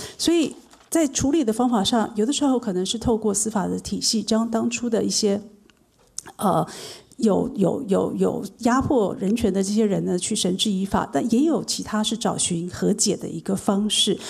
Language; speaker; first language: Chinese; native; Chinese